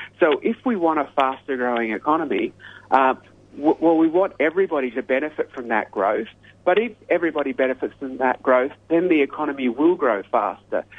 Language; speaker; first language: English; native; English